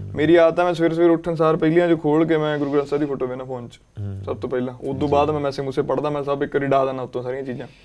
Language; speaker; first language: Punjabi; native; Punjabi